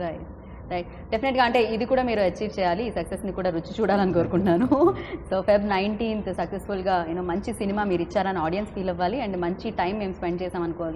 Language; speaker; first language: Telugu; native; Telugu